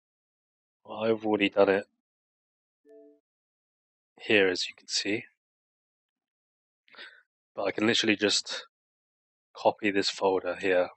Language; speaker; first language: English; native; English